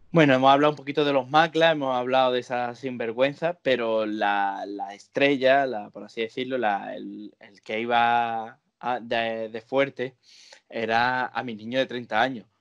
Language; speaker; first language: Spanish; native; Spanish